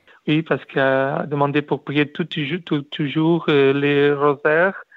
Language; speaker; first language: French; non-native, learner; Portuguese